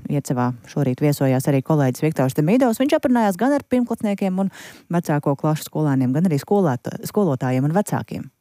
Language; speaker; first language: Latvian; native; Latvian